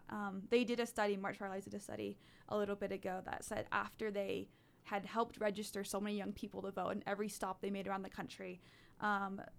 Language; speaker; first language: English; early bilingual, other home language; Dutch